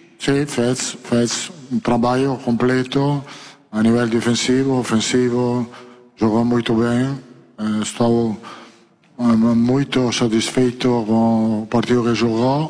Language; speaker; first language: Portuguese; non-native, learner; Italian